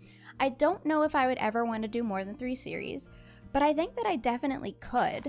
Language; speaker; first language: English; native; English